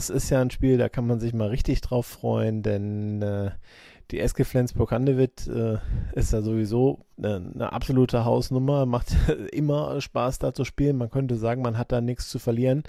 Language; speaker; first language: German; native; German